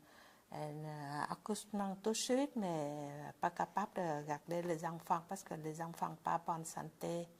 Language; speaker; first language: French; non-native, learner; Vietnamese